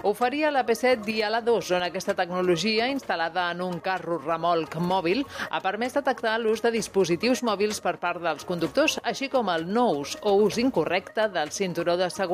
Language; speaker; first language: Catalan; native; Catalan